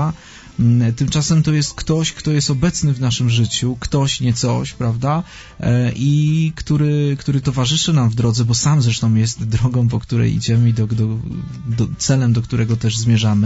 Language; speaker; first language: Polish; native; Polish